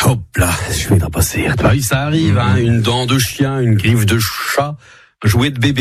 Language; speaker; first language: French; native; French